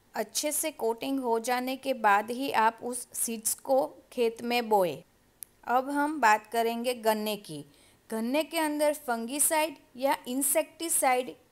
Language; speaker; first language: Hindi; non-native, local second language; Gujarati